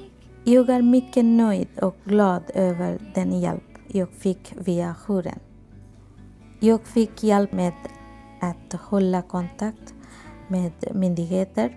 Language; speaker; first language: Swedish; non-native, fluent; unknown